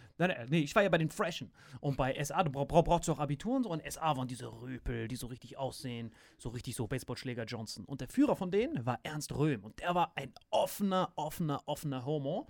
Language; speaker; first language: German; native; German